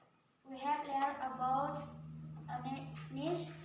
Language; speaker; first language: English; non-native, learner; Indonesian